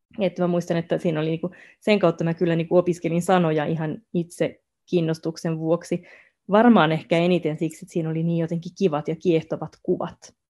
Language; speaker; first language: Finnish; non-native, local second language; Swedish